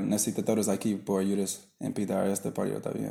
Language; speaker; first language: Spanish; non-native, learner; English